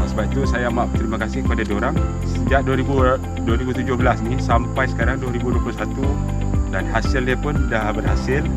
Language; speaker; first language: Malay; non-native, local second language; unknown